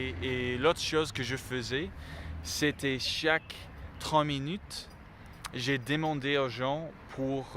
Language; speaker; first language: French; non-native, learner; English